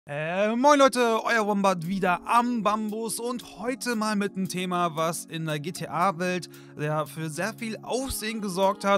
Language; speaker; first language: German; native; German